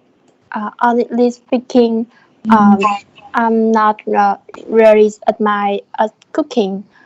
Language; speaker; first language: English; non-native, learner; Vietnamese